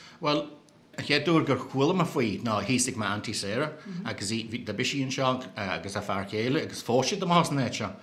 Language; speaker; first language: Irish; native; Irish